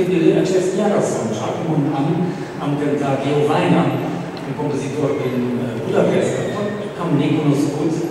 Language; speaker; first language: Romanian; non-native, fluent; German